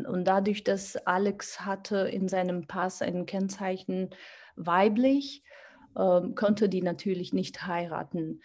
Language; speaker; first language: German; non-native, fluent; Georgian